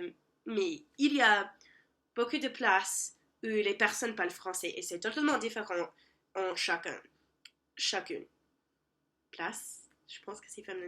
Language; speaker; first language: French; non-native, learner; English